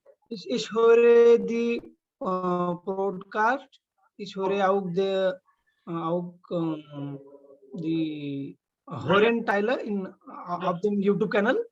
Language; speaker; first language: German; non-native, learner; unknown